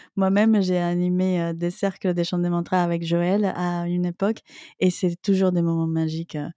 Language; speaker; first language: French; native; French